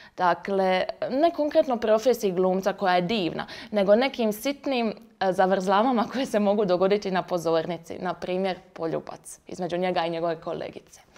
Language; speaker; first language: Croatian; native; Croatian